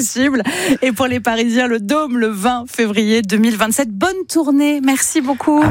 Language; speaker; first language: French; native; French